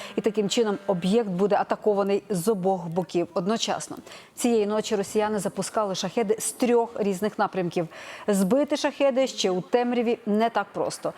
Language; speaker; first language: Ukrainian; native; Ukrainian